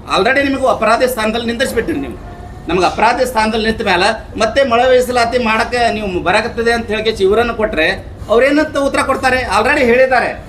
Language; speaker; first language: Kannada; non-native, local second language; Lambadi